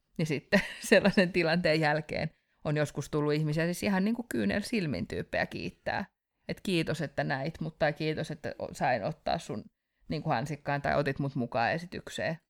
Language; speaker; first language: Finnish; native; Finnish